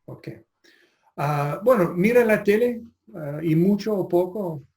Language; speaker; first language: Spanish; non-native, fluent; English